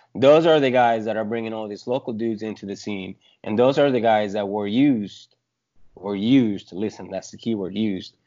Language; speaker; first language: English; early bilingual, other home language; Spanish